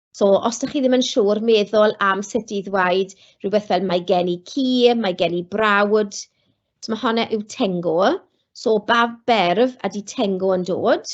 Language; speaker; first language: Welsh; non-native, local second language; English